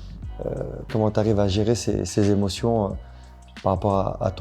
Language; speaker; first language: French; native; French